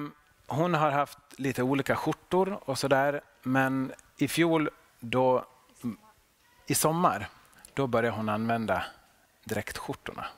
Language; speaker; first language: Swedish; non-native, local second language; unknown